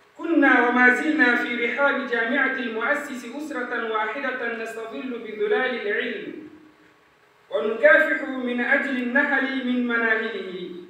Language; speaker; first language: Arabic; non-native, fluent; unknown